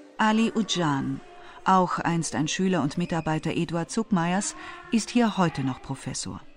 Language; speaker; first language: German; native; German